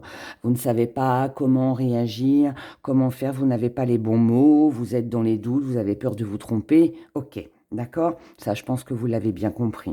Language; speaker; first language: French; native; French